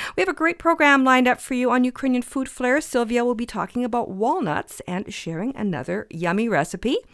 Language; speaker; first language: English; early bilingual, other home language; Ukrainian